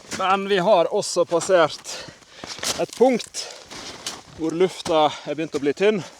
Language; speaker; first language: Norwegian; native; Norwegian